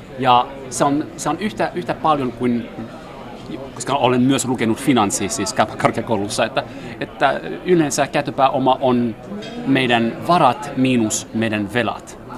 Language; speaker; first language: Finnish; non-native, fluent; French